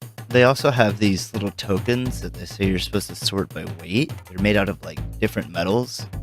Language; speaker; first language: English; native; English